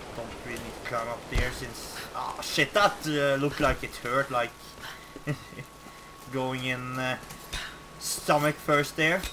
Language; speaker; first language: English; non-native, fluent; Norwegian